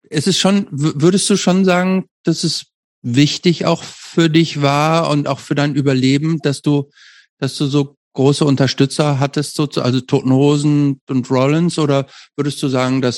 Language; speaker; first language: German; native; German